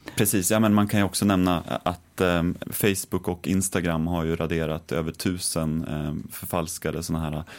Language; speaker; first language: Swedish; native; Swedish